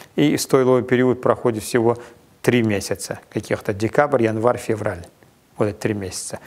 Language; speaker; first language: Russian; non-native, local second language; Kazakh